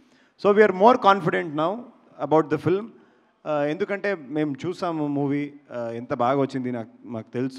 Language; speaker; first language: Telugu; non-native, local second language; Kannada